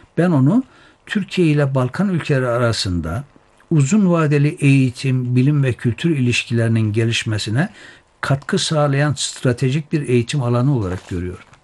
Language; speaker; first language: Turkish; native; Turkish